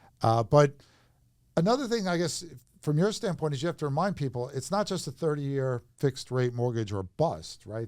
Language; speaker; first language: English; native; English